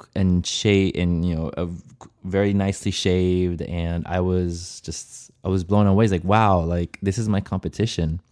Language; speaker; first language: English; non-native, fluent; Portuguese